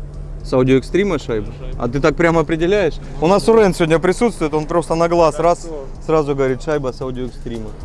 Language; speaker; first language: Russian; native; Russian